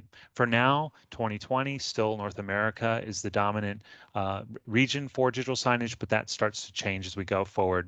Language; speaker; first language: English; native; English